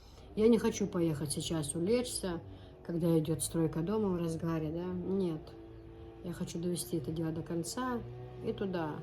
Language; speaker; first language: Russian; non-native, local second language; Chechen